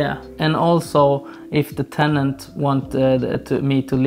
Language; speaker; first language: English; non-native, fluent; Swedish